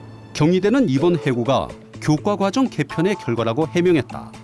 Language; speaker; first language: Korean; native; Korean